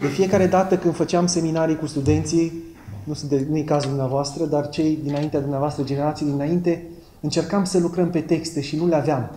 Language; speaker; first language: Romanian; native; Romanian